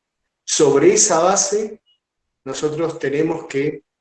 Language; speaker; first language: Spanish; native; Spanish